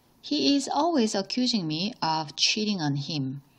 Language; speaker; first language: English; non-native, fluent; Korean